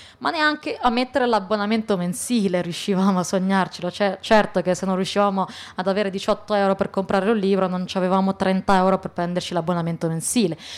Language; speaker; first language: Italian; early bilingual, other home language; Arabic